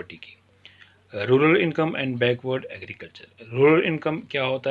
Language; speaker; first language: Hindi; non-native, local second language; Kashmiri